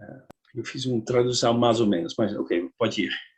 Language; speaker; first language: Portuguese; non-native, learner; Dutch